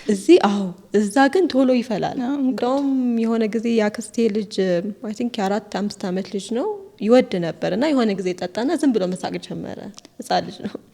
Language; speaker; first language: Amharic; early bilingual, heritage; Amharic